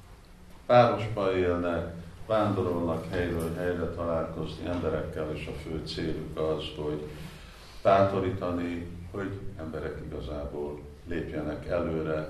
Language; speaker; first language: Hungarian; non-native, fluent; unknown